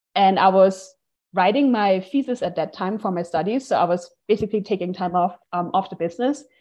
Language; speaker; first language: English; non-native, fluent; German